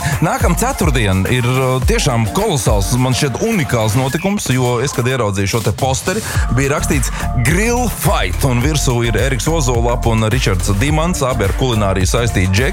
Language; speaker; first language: Latvian; native; Latvian